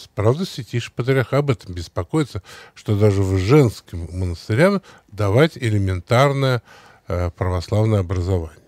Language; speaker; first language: Russian; native; Russian